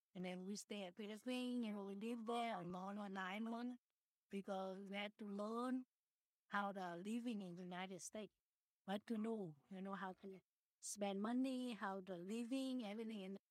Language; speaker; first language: English; early bilingual, other home language; Vietnamese